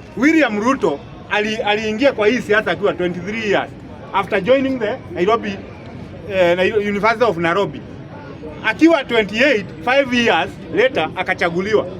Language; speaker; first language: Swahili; non-native, local second language; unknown